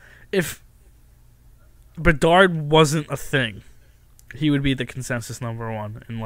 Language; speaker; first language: English; native; English